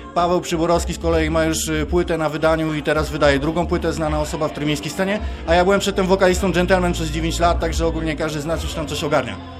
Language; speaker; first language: Polish; native; Polish